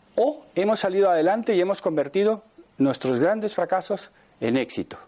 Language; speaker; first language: Spanish; native; Spanish